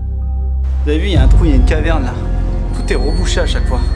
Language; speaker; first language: French; native; French